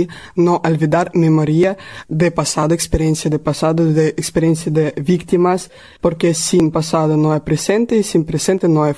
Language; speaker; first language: Spanish; non-native, learner; Russian